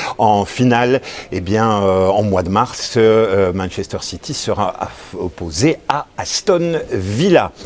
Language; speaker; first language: French; native; French